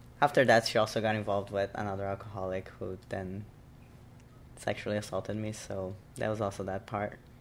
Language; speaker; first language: English; non-native, fluent; Portuguese